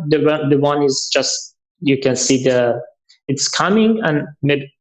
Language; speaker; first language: English; non-native, learner; Persian